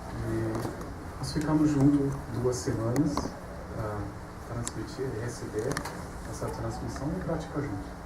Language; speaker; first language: Portuguese; non-native, fluent; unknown